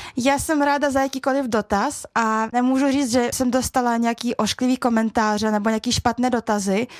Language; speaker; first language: Czech; early bilingual, other home language; Russian